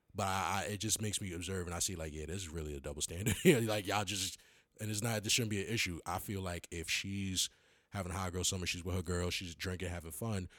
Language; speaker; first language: English; native; English